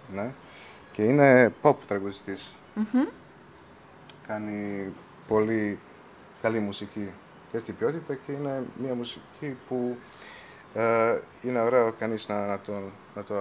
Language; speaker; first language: Greek; non-native, fluent; Serbian